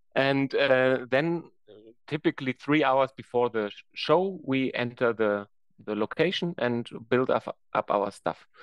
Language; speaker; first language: English; non-native, fluent; German